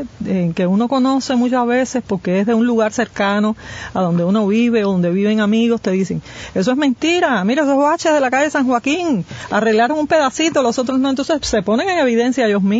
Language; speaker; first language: Spanish; native; Spanish